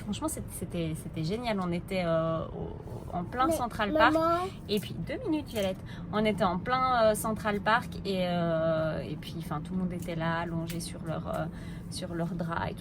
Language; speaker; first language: French; native; French